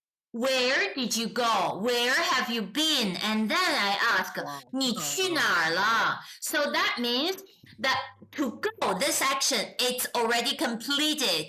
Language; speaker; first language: English; non-native, fluent; Chinese